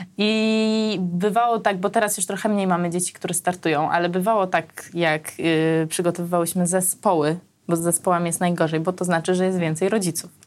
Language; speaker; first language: Polish; early bilingual, other home language; Armenian